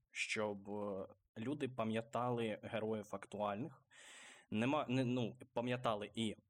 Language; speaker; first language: Ukrainian; non-native, local second language; Russian